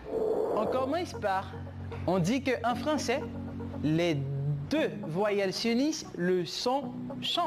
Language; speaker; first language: French; non-native, fluent; Spanish